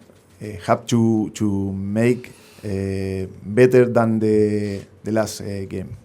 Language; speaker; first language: English; non-native, learner; Spanish